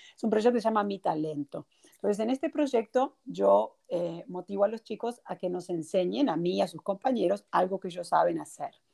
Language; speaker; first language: Spanish; native; Spanish